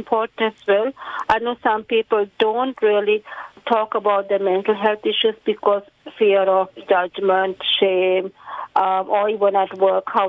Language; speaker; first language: English; non-native, local second language; Sinhala